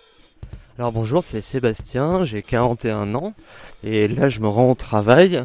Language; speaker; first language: French; native; French